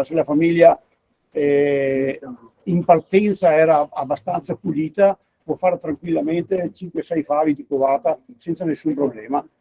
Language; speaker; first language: Italian; native; Italian